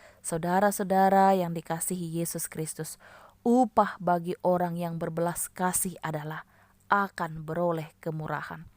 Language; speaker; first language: Malay; native; Malay